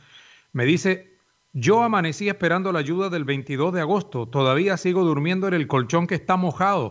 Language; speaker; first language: Spanish; native; Spanish